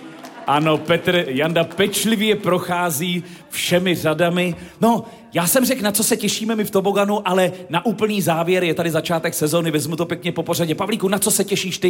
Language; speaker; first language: Czech; native; Czech